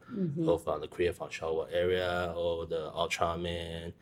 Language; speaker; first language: English; non-native, learner; Chinese